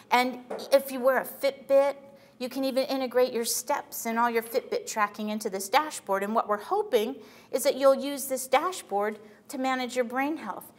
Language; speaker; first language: English; native; English